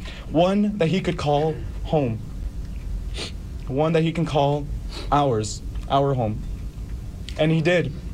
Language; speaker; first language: English; early bilingual, other home language; Spanish